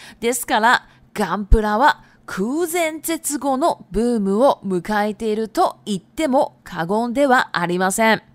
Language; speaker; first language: Japanese; non-native, fluent; Chinese